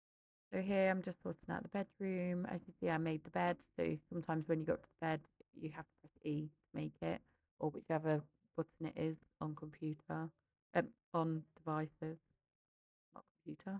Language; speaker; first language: English; native; English